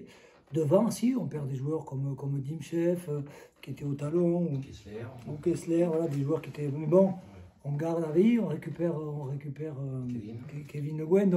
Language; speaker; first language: French; native; French